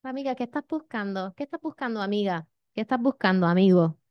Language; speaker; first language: Spanish; non-native, fluent; English